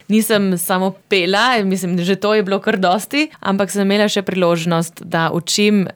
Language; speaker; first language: Slovenian; non-native, fluent; German